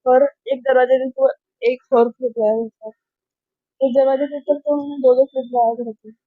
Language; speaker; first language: Hindi; non-native, local second language; Marathi